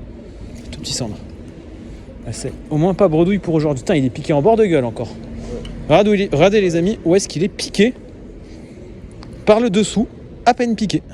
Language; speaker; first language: French; native; French